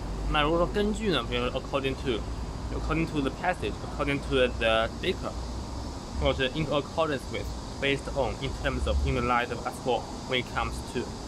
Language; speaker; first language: English; non-native, fluent; Chinese